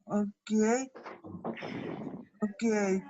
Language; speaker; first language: Spanish; non-native, learner; Russian